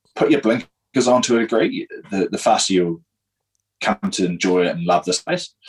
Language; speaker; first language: English; native; English